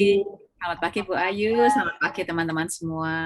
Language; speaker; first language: Indonesian; native; Indonesian